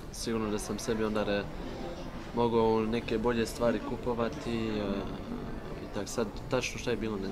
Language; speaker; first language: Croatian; early bilingual, heritage; Bosnian